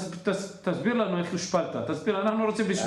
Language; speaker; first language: Hebrew; native; Hebrew